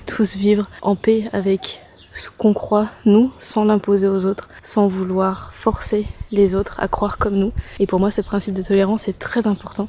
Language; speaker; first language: French; native; French